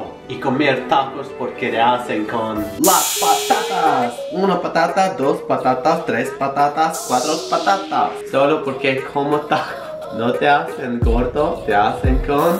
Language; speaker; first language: Spanish; non-native, learner; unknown